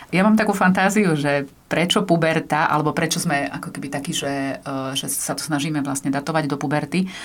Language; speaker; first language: Slovak; native; Slovak